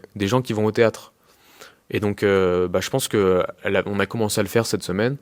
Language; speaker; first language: French; early bilingual, other home language; Spanish